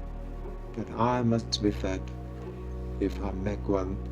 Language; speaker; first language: English; non-native, fluent; Japanese